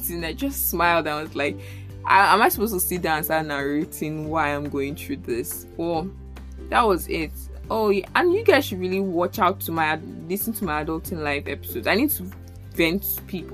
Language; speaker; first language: English; non-native, local second language; Yoruba